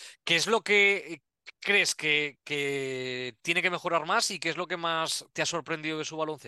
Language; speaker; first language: Spanish; native; Spanish